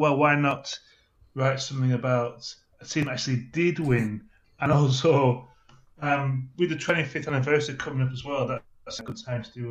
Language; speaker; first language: English; native; English